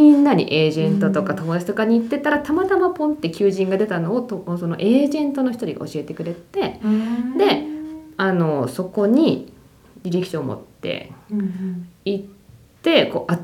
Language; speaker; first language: Japanese; native; Japanese